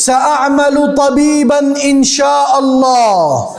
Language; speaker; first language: Arabic; non-native, fluent; Urdu